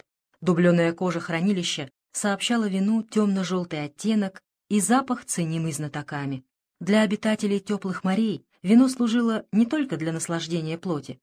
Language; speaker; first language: Russian; native; Russian